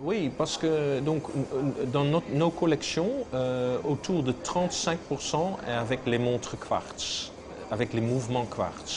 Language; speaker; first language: French; non-native, fluent; Dutch